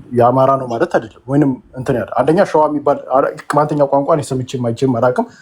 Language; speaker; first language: Amharic; native; Amharic